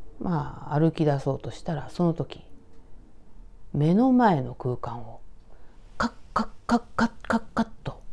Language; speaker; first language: Japanese; native; Japanese